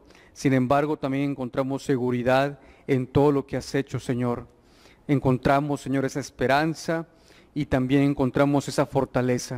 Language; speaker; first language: Spanish; native; Spanish